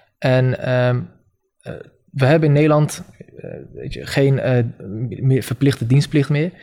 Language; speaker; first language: Dutch; early bilingual, other home language; Turkish